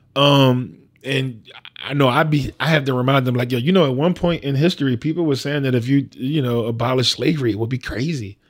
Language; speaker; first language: English; native; English